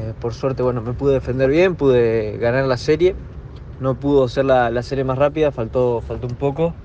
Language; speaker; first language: Spanish; native; Spanish